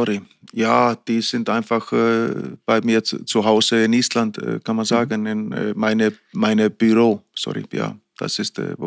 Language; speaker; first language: German; non-native, fluent; Icelandic